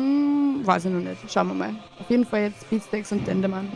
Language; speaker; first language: German; native; German